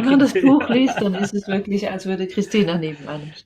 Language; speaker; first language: German; non-native, fluent; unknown